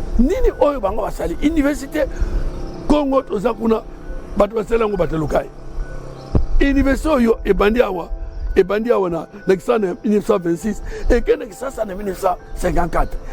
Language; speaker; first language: Lingala; non-native, local second language; Kongo